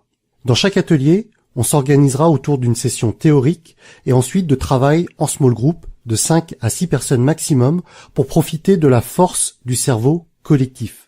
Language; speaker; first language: French; native; French